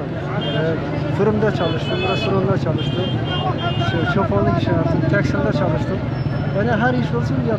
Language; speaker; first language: Turkish; non-native, learner; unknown